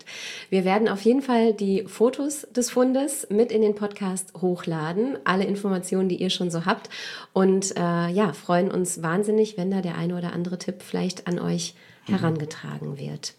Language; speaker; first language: German; native; German